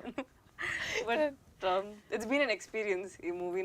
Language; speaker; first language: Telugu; non-native, learner; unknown